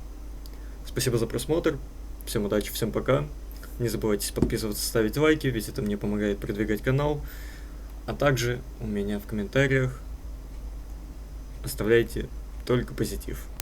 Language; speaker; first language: Russian; native; Russian